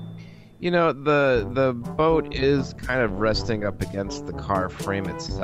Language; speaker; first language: English; native; English